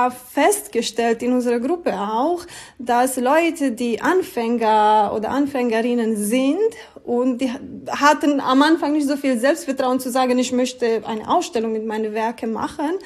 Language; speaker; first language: German; non-native, learner; Romanian